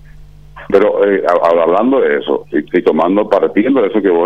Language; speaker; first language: Spanish; native; Spanish